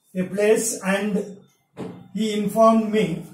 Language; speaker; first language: English; non-native, local second language; Kannada